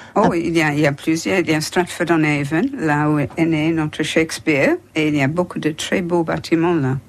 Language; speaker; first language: French; non-native, fluent; English